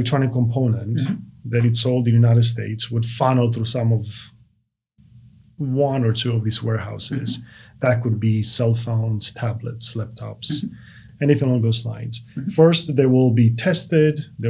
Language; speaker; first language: English; non-native, fluent; Romanian